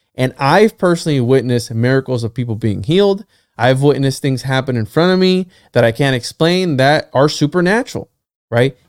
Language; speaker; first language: English; non-native, fluent; Spanish